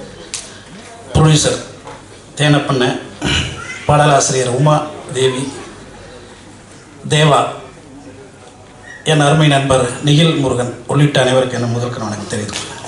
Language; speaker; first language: Tamil; native; Tamil